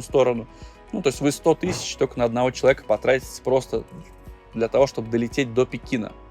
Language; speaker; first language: Russian; native; Russian